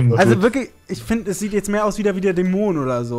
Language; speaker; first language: German; native; German